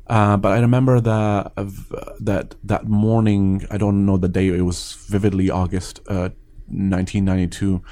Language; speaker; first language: English; early bilingual, other home language; Persian